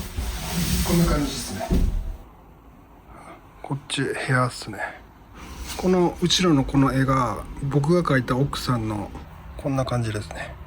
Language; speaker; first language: Japanese; native; Japanese